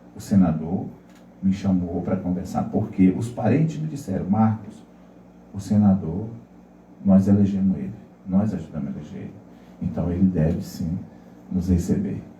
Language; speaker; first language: Portuguese; non-native, local second language; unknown